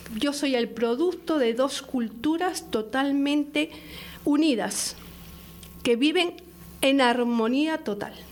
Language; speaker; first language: Spanish; native; Spanish